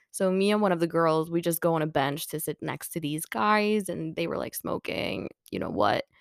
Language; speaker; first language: English; non-native, fluent; Swedish